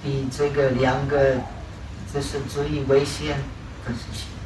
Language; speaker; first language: Chinese; non-native, fluent; Czech